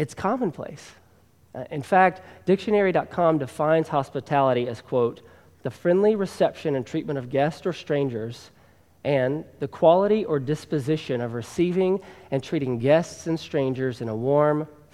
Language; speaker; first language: English; native; English